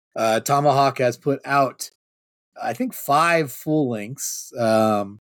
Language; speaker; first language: English; native; English